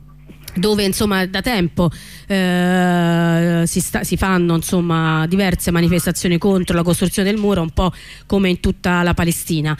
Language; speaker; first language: Italian; native; Italian